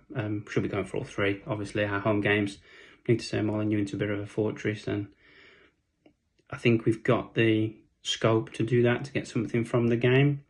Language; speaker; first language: English; native; English